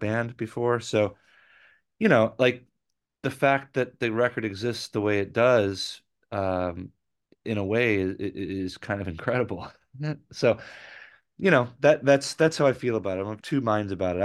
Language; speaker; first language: English; native; English